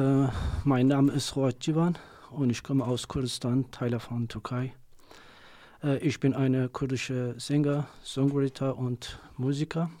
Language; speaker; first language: German; non-native, learner; Kurdish